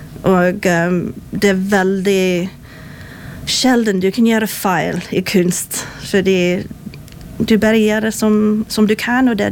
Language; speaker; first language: Norwegian; non-native, fluent; English